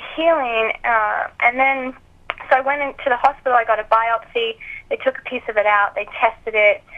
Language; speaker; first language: English; native; English